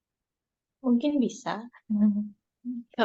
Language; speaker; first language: Indonesian; non-native, learner; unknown